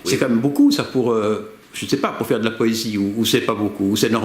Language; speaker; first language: French; native; French